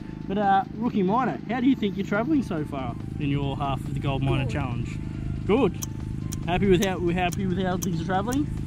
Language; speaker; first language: English; native; English